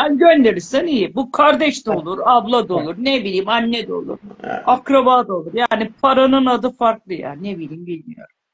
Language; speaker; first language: Turkish; native; Turkish